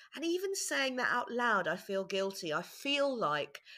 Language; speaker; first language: English; native; English